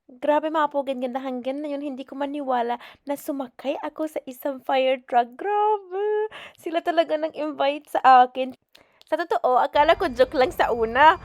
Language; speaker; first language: Filipino; non-native, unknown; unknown